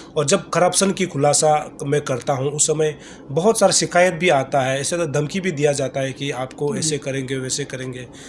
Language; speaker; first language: Hindi; non-native, local second language; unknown